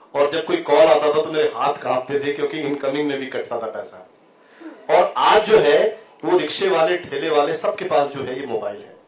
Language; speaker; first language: Hindi; native; Hindi